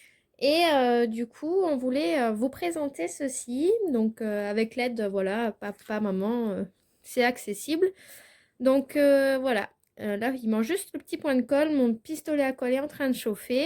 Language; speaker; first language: French; native; French